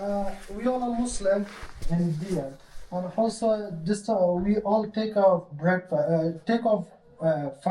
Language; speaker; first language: English; non-native, learner; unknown